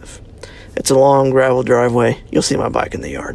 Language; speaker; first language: English; native; English